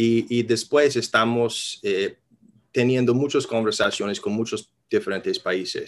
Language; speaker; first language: Spanish; non-native, fluent; English